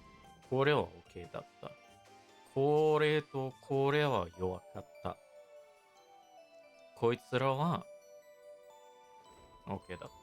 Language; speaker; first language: Japanese; non-native, learner; English